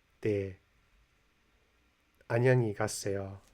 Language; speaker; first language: Korean; non-native, learner; English